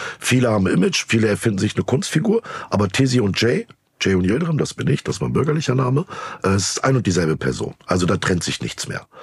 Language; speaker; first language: German; early bilingual, other home language; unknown